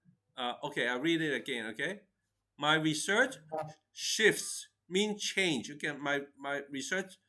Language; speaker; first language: English; non-native, fluent; Chinese